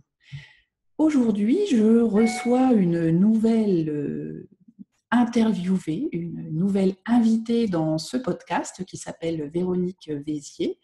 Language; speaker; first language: French; native; French